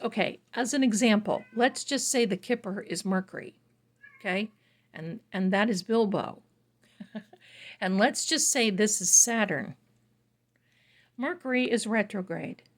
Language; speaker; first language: English; native; English